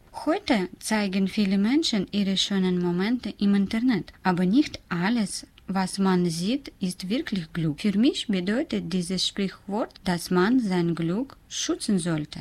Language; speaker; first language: German; non-native, learner; Russian